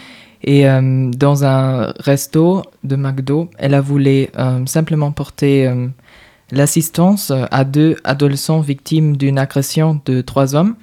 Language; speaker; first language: French; non-native, fluent; German